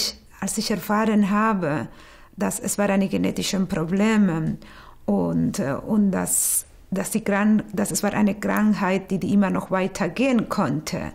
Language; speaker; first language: German; non-native, fluent; Portuguese